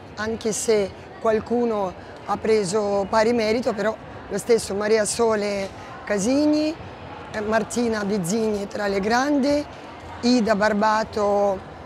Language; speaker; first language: Italian; non-native, fluent; Ukrainian